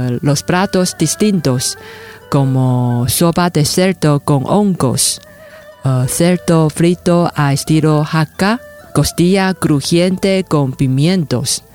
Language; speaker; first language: Spanish; non-native, fluent; Chinese